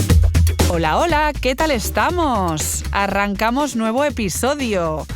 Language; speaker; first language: Spanish; native; Spanish